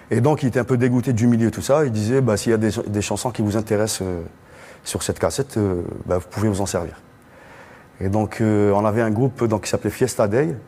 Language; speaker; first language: French; non-native, local second language; Arabic